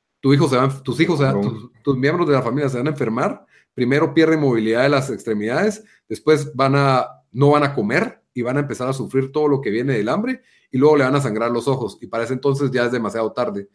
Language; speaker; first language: Spanish; native; Spanish